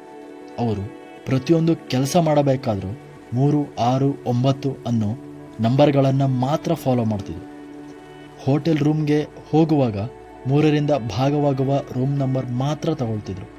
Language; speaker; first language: Kannada; native; Kannada